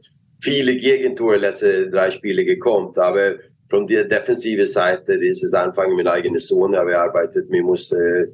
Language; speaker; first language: German; non-native, fluent; Swedish